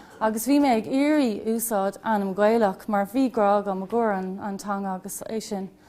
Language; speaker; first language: Irish; non-native, local second language; English